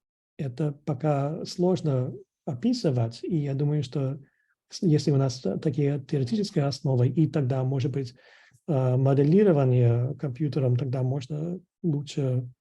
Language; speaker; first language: Russian; non-native, fluent; English